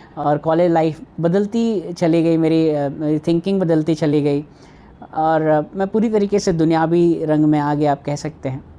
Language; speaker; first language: Hindi; native; Hindi